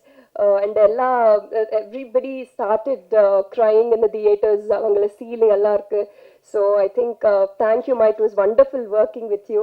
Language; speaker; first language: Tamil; non-native, learner; Telugu